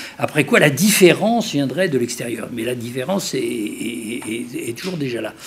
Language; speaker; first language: French; native; French